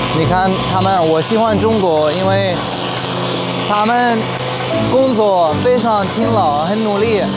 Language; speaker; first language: Chinese; non-native, fluent; Arabic